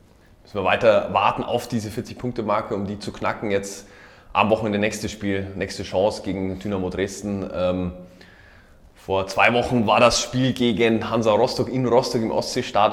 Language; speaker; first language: German; native; German